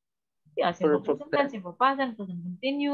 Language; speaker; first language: English; non-native, fluent; Indonesian